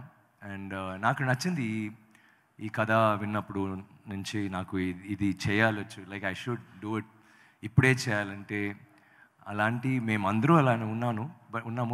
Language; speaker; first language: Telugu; non-native, local second language; Tamil